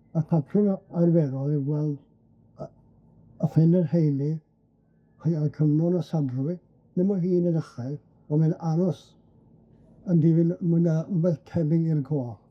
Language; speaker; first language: Welsh; native; Welsh